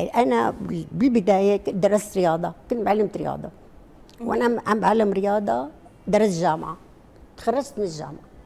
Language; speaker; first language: Arabic; non-native, local second language; Kurdish